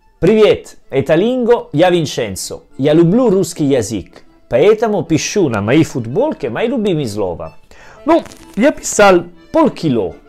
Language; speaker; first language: Russian; non-native, learner; Italian